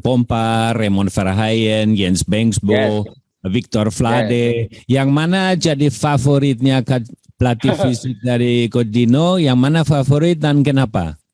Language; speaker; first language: Indonesian; non-native, learner; German